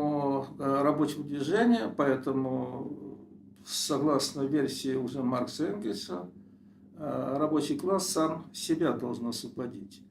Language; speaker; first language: Russian; native; Russian